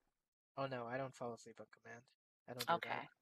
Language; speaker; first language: English; native; English